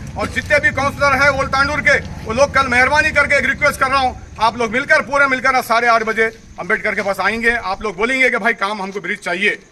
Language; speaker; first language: Hindi; non-native, local second language; Urdu